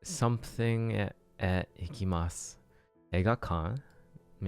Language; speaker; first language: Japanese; non-native, learner; English